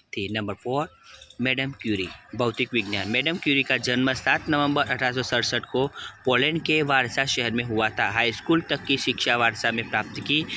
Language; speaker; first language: Hindi; non-native, local second language; Gujarati